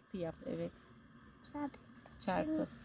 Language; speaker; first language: Turkish; native; Turkish